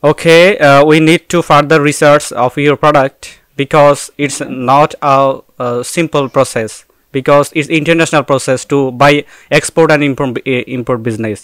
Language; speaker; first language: English; non-native, local second language; Bangla